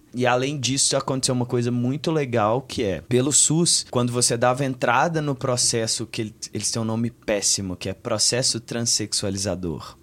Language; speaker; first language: Portuguese; native; Portuguese